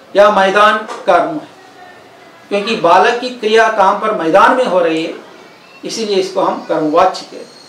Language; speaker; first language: Hindi; non-native, local second language; Telugu